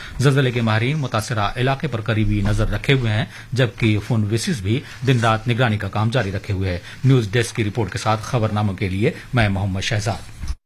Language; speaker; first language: Urdu; native; Urdu